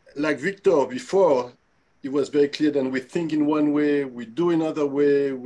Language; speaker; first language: English; non-native, fluent; French